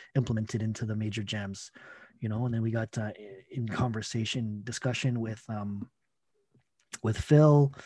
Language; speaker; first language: English; native; English